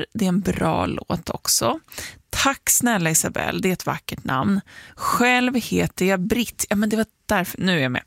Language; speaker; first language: Swedish; native; Swedish